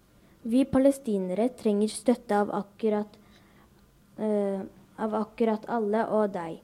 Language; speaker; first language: Norwegian; early bilingual, other home language; Arabic